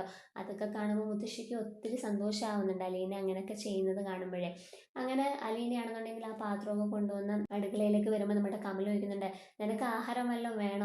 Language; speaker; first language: Malayalam; native; Malayalam